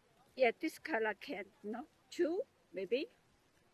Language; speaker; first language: English; non-native, learner; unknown